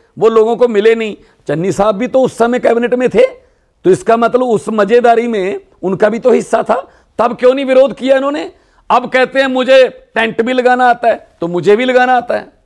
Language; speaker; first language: Hindi; non-native, local second language; Punjabi